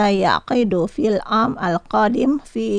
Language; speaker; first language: Arabic; non-native, fluent; Indonesian